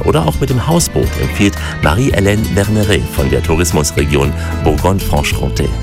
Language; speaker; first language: German; native; German